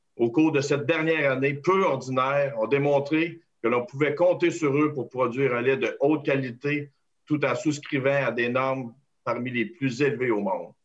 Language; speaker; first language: French; native; French